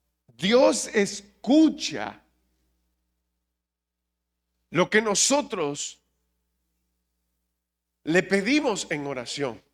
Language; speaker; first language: Spanish; native; Spanish